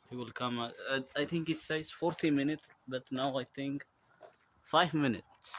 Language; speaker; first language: English; non-native, local second language; Amharic